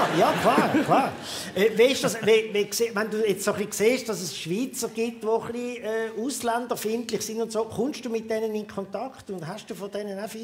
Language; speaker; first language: German; native; German